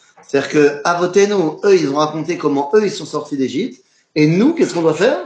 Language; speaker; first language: French; native; French